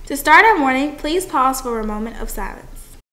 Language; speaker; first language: English; native; English